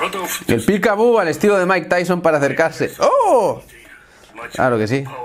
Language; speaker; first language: Spanish; native; Spanish